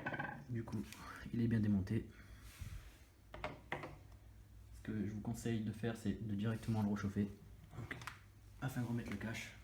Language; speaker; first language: French; native; French